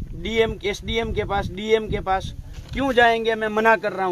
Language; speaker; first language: Hindi; non-native, local second language; Gujarati